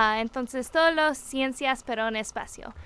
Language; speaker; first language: Spanish; non-native, learner; English